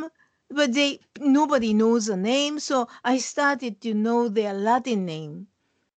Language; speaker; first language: English; non-native, fluent; Japanese